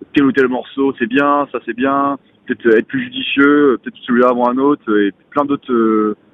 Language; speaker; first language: French; native; French